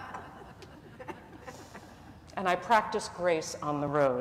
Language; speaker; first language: English; native; English